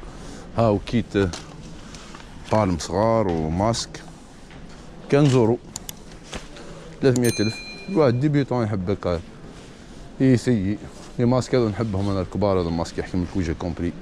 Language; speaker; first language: Arabic; native; Arabic